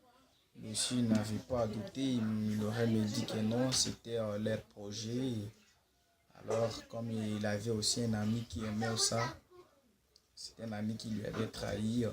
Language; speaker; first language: French; non-native, local second language; Swahili